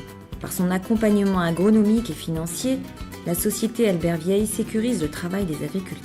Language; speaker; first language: French; native; French